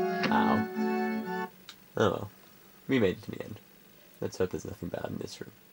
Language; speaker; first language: English; native; English